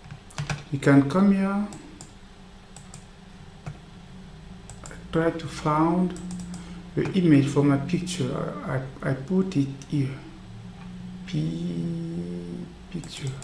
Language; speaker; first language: English; non-native, learner; French